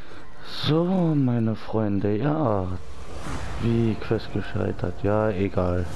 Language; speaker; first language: German; native; German